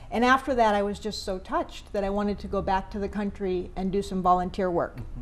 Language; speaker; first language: English; native; English